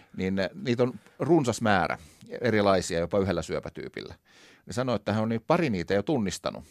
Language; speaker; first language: Finnish; native; Finnish